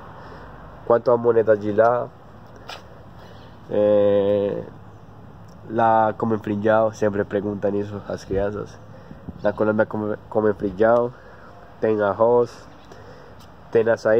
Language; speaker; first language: Portuguese; non-native, learner; Spanish